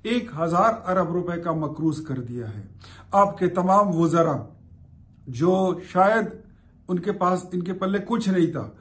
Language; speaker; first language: Urdu; non-native, local second language; Pashto